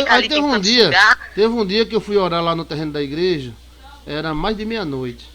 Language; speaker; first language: Portuguese; native; Portuguese